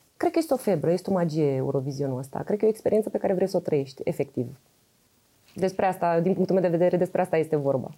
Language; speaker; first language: Romanian; native; Romanian